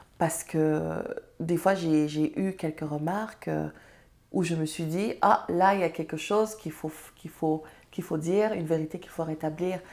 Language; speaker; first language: French; non-native, local second language; Serer